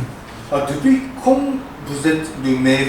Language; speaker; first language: French; non-native, learner; Japanese